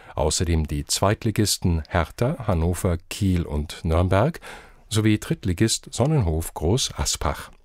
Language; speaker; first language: German; native; German